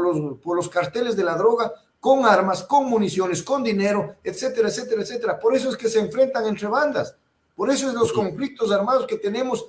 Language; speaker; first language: Spanish; native; Spanish